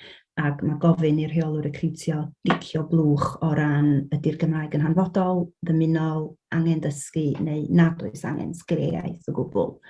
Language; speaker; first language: Welsh; native; Welsh